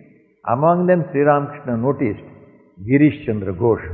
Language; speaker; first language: English; non-native, local second language; Tamil